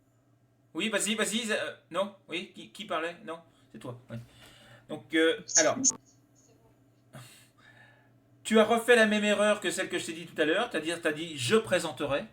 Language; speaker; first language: French; native; French